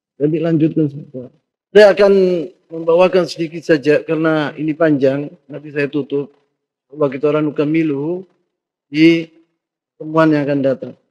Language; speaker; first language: Indonesian; native; Indonesian